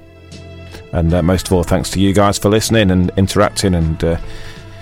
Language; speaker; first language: English; native; English